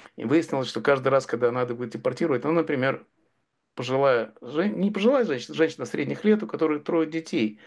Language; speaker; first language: Russian; native; Russian